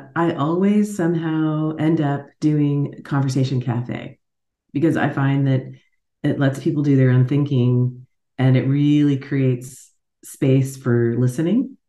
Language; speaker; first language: English; native; English